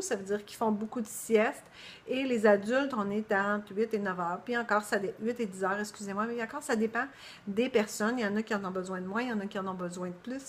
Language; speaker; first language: French; native; French